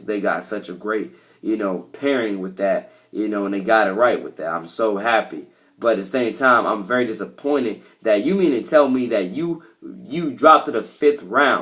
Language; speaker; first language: English; native; English